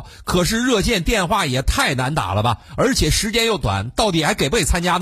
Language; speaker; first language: Chinese; native; Chinese